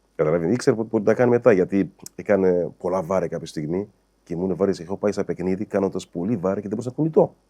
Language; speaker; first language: Greek; non-native, fluent; Portuguese